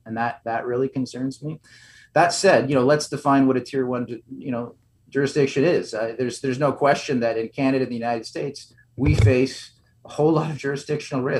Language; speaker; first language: English; native; English